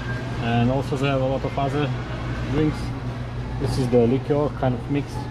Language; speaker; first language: English; non-native, fluent; Russian